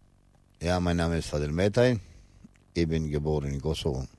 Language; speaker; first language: German; non-native, fluent; Albanian